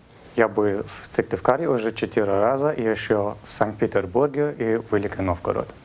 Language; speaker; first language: Russian; non-native, learner; German